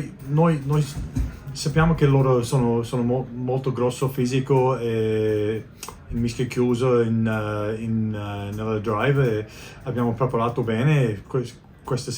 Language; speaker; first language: Italian; non-native, learner; English